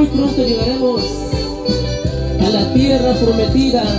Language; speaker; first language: Spanish; native; Spanish